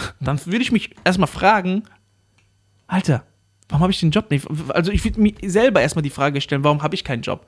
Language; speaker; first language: German; early bilingual, other home language; Arabic